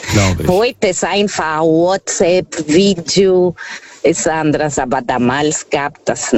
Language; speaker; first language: German; non-native, learner; Portuguese